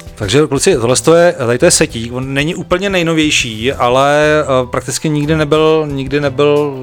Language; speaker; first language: Czech; native; Czech